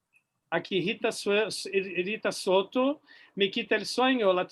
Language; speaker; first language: Spanish; non-native, fluent; Portuguese